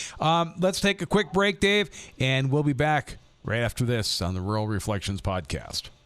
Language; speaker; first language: English; native; English